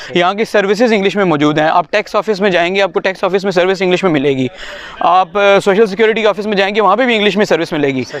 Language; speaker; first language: Urdu; non-native, local second language; Punjabi